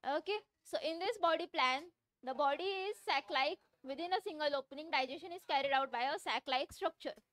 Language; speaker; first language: English; non-native, local second language; Marathi